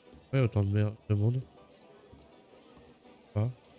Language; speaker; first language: French; native; French